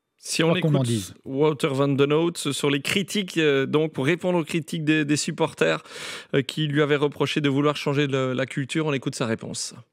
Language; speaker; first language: French; native; French